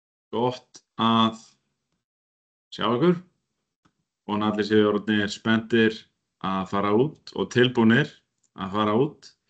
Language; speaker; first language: Icelandic; native; Icelandic